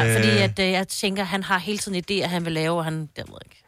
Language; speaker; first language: Danish; native; Danish